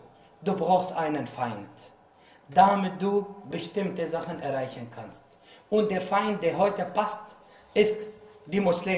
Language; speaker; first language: German; non-native, fluent; Arabic